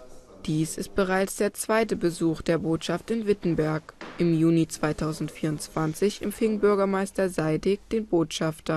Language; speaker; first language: German; native; German